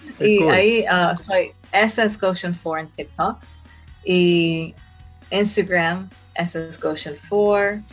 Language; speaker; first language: Spanish; early bilingual, heritage; Spanish